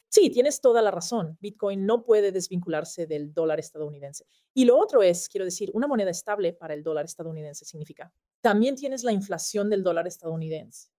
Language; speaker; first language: Spanish; non-native, fluent; German